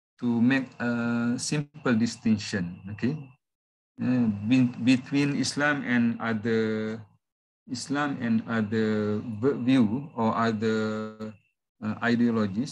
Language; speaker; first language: English; non-native, local second language; Malay